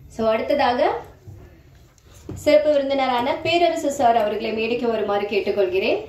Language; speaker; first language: Tamil; native; Tamil